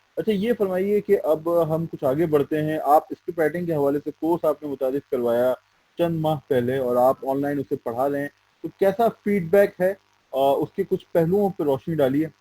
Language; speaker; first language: Urdu; native; Urdu